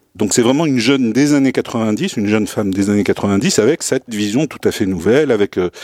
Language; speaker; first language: French; non-native, local second language; Tachelhit